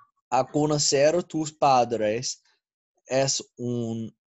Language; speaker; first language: Spanish; non-native, learner; English